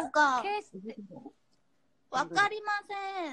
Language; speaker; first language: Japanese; non-native, learner; Korean